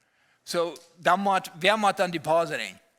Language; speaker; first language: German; non-native, learner; Low German